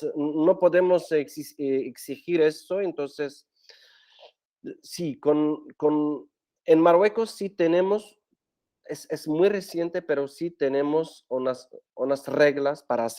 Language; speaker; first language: Spanish; non-native, fluent; Arabic